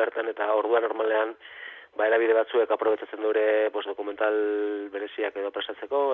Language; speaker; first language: Basque; native; Basque